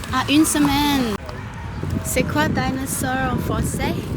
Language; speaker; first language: French; non-native, learner; English